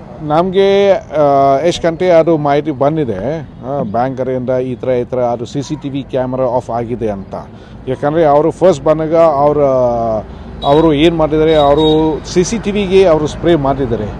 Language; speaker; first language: Kannada; non-native, fluent; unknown